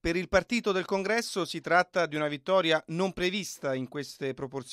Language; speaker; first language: Italian; native; Italian